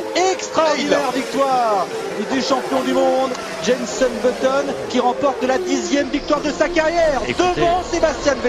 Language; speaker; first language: French; native; French